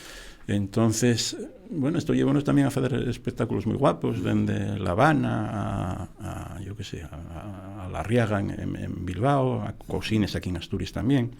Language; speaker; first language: Spanish; native; Spanish